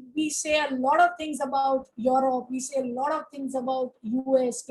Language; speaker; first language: English; non-native, local second language; Gujarati